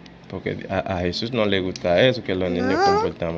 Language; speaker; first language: Spanish; non-native, fluent; Haitian Creole